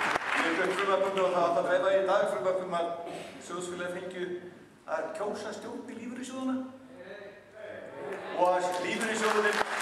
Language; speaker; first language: Icelandic; native; Icelandic